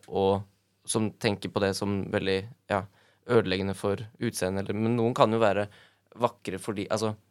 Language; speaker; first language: Norwegian; native; Norwegian